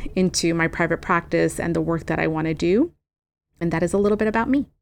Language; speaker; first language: English; early bilingual, other home language; Spanish